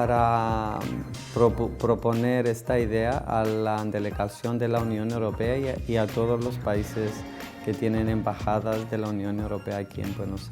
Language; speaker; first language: Spanish; non-native, fluent; Greek